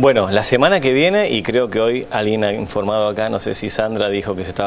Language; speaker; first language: Spanish; native; Spanish